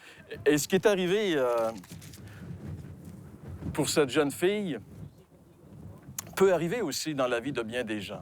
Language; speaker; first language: French; native; French